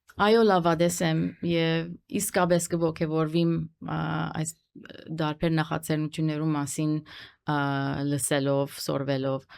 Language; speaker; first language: Armenian; early bilingual, heritage; Armenian